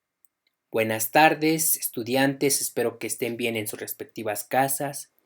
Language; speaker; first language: Spanish; non-native, local second language; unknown